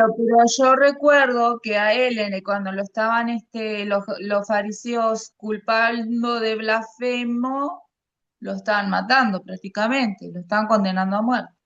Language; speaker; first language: Spanish; native; Spanish